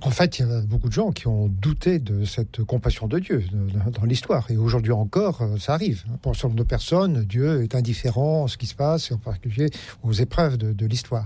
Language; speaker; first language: French; native; French